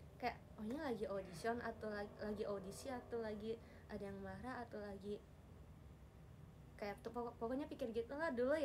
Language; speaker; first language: Indonesian; non-native, fluent; Japanese